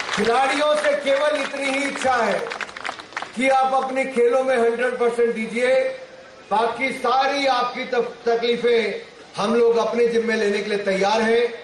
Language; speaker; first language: Hindi; native; Hindi